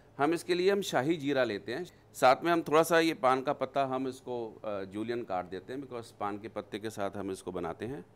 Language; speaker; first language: Hindi; native; Hindi